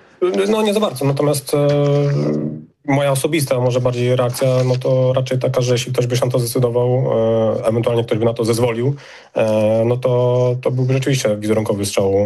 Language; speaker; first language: Polish; native; Polish